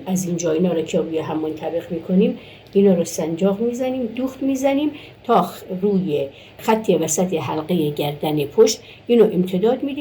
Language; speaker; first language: Persian; native; Persian